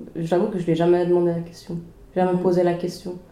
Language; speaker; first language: French; early bilingual, other home language; Swedish